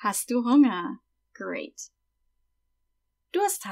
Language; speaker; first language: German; non-native, fluent; English